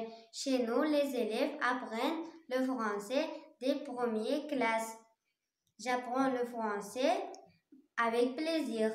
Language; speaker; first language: French; non-native, learner; Uzbek